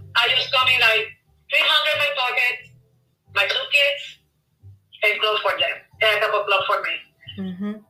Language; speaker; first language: English; non-native, learner; Spanish